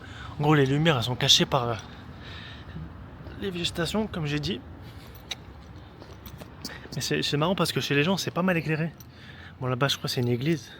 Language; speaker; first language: French; native; French